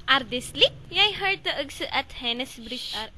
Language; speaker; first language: Norwegian; non-native, learner; Filipino